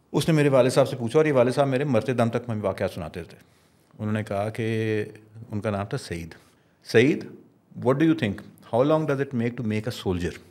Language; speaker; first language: Urdu; non-native, local second language; Punjabi